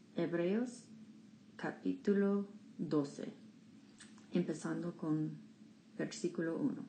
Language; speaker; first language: Spanish; non-native, learner; English